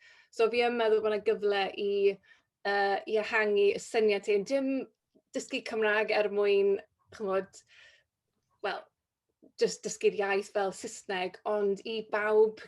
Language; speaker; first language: Welsh; native; Welsh